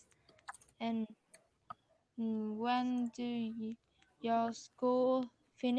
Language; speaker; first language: English; non-native, learner; Vietnamese